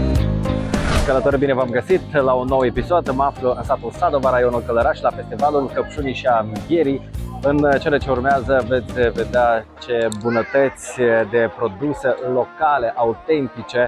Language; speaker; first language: Romanian; native; Romanian